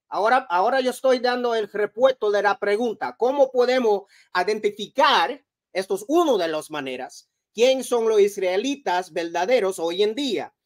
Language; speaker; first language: Spanish; early bilingual, heritage; Spanish